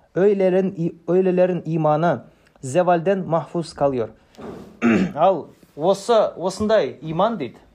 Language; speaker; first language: Turkish; non-native, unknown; Kazakh